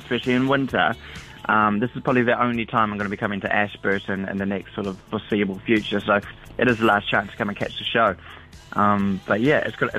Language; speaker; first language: English; native; English